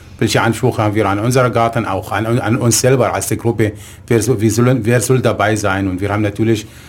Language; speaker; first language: German; non-native, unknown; Arabic